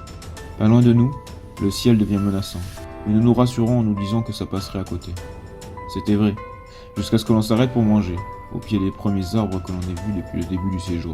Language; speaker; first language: French; native; French